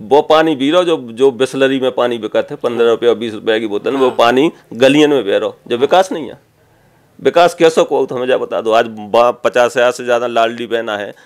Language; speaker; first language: Hindi; native; Hindi